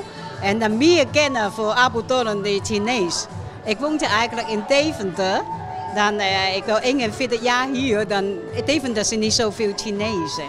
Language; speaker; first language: Dutch; non-native, learner; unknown